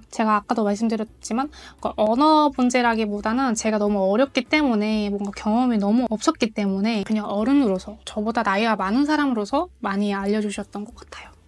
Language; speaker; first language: Korean; non-native, fluent; Mongolian